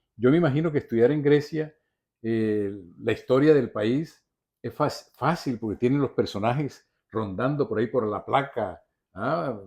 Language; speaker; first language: Spanish; native; Spanish